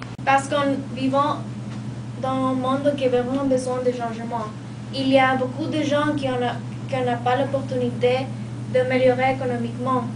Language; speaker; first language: French; non-native, learner; Spanish